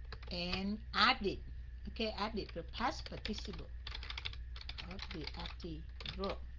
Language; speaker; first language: English; non-native, fluent; Vietnamese